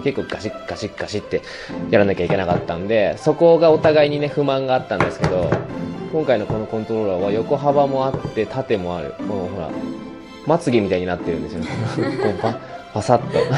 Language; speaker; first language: Japanese; native; Japanese